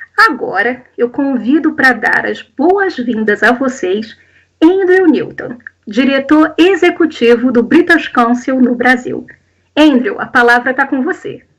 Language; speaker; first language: Portuguese; native; Portuguese